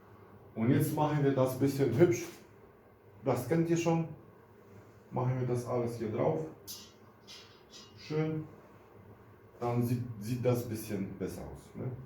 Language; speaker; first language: German; non-native, local second language; Polish